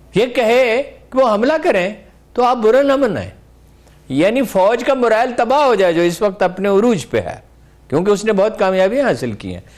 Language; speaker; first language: Urdu; native; Urdu